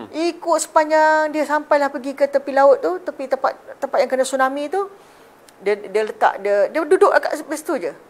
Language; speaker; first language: Malay; native; Malay